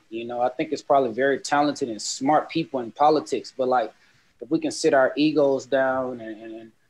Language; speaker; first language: English; native; English